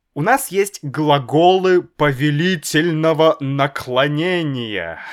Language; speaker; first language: Russian; native; Russian